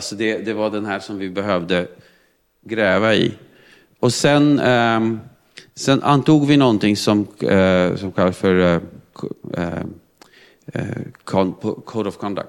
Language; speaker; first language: Swedish; non-native, fluent; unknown